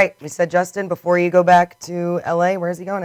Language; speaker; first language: English; native; English